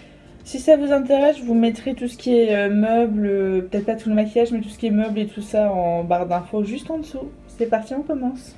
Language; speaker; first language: French; native; French